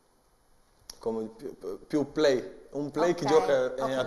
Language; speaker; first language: Italian; non-native, learner; Portuguese